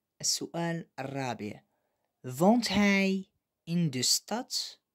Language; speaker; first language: Dutch; non-native, fluent; Arabic